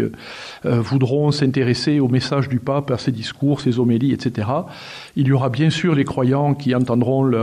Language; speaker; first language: French; native; French